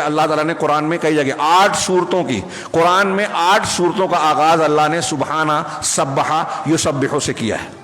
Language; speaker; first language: Urdu; native; Urdu